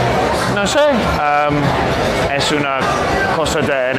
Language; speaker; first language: Spanish; non-native, learner; English